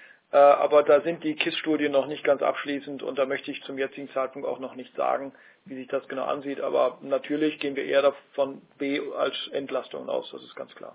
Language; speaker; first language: German; native; German